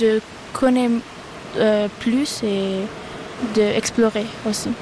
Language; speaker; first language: French; non-native, learner; Arabic